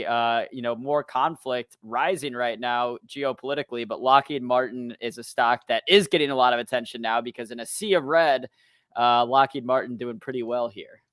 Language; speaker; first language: English; native; English